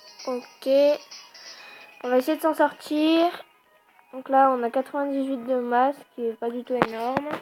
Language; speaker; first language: French; native; French